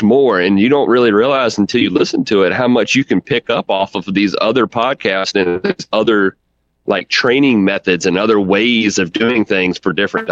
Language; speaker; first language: English; native; English